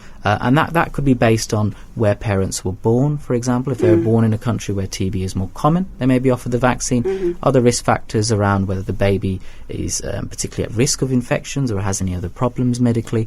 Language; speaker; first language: English; native; English